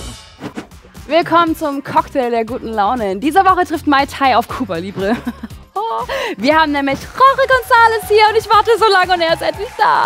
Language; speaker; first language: German; native; German